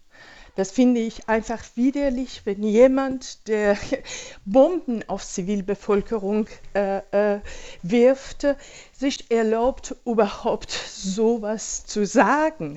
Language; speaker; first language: German; non-native, fluent; Persian